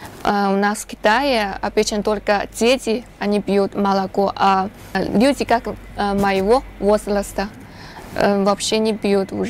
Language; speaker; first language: Russian; non-native, learner; Chinese